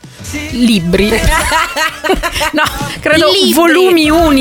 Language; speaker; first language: Italian; native; Italian